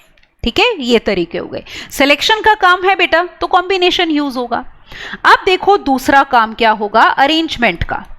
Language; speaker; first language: Hindi; native; Hindi